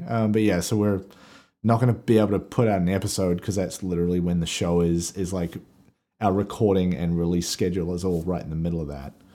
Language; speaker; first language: English; native; English